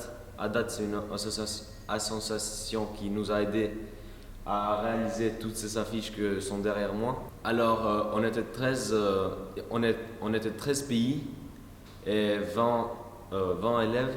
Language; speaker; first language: French; non-native, learner; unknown